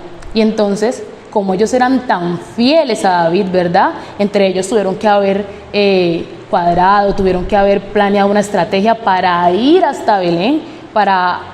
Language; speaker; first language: Spanish; native; Spanish